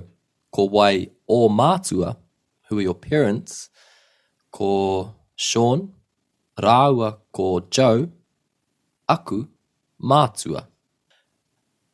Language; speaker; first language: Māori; non-native, local second language; English